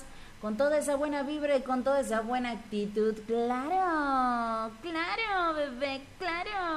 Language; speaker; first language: Spanish; native; Spanish